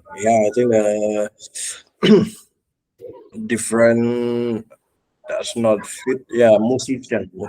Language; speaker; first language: English; non-native, learner; Indonesian